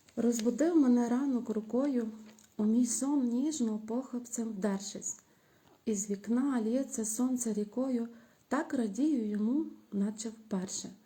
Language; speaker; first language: Ukrainian; native; Ukrainian